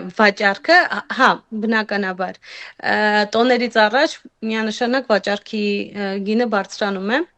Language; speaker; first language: Armenian; native; Armenian